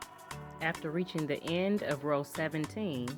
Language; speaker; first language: English; native; English